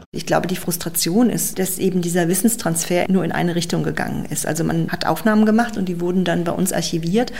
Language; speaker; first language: German; native; German